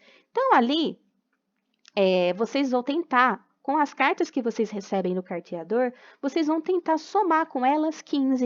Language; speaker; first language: Portuguese; native; Portuguese